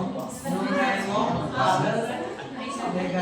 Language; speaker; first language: French; non-native, learner; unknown